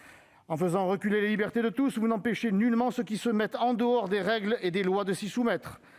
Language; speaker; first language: French; native; French